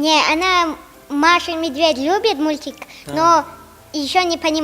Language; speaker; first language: Russian; non-native, local second language; Tajik